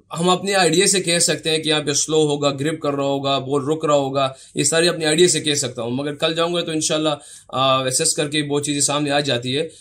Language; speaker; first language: Urdu; non-native, local second language; Pashto